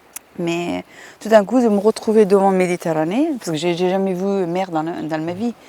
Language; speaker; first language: French; non-native, fluent; Persian